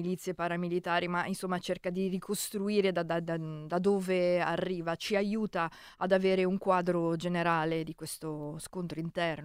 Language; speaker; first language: Italian; native; Italian